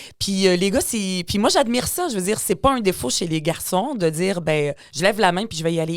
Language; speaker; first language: French; early bilingual, other home language; Arabic